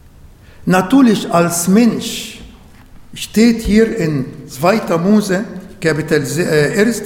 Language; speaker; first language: German; non-native, learner; Arabic